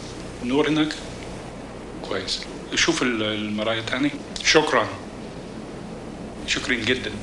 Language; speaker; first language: Arabic; non-native, fluent; English